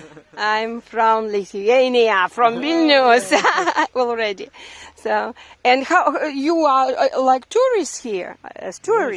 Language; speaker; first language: English; non-native, learner; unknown